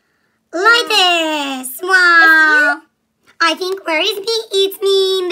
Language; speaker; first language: English; non-native, learner; Russian